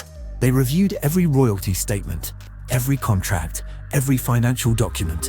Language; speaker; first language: English; native; English